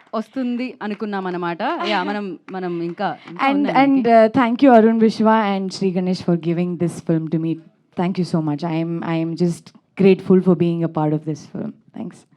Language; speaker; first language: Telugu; non-native, learner; Kannada